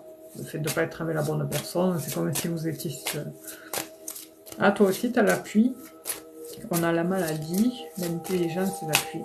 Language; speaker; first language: French; native; French